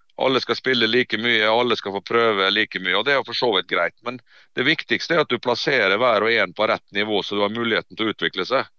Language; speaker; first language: Norwegian; native; Norwegian